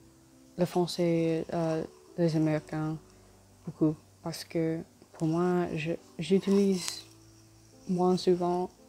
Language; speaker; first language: French; non-native, learner; English